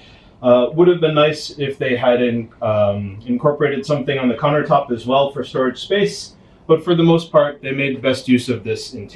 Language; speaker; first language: English; native; English